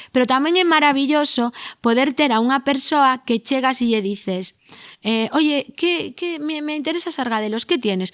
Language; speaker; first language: Galician; native; Galician